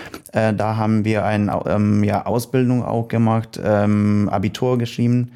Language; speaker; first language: German; non-native, learner; Polish